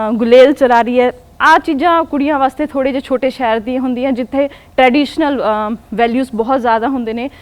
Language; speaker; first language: Punjabi; non-native, local second language; Hindi